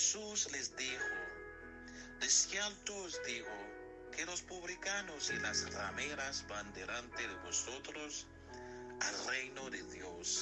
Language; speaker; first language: Spanish; non-native, learner; Haitian Creole